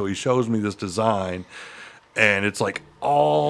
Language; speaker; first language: English; native; English